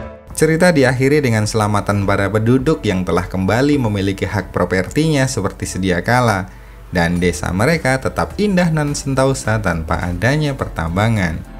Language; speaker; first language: Indonesian; native; Indonesian